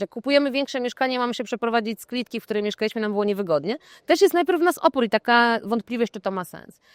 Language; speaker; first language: Polish; native; Polish